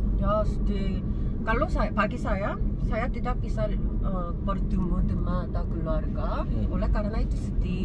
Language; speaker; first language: Indonesian; non-native, learner; Korean